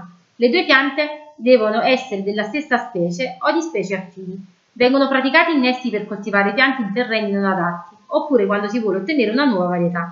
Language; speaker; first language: Italian; native; Italian